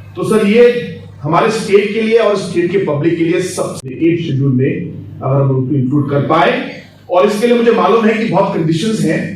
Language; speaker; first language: Hindi; non-native, local second language; Garo